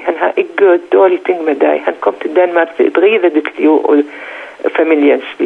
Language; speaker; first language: Danish; non-native, learner; Central Kurdish